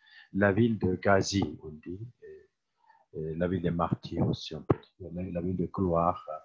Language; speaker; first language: French; non-native, fluent; Turkish